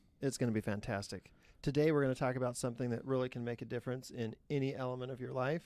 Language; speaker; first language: English; native; English